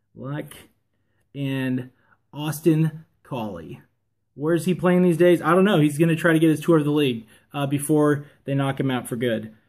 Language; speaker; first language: English; native; English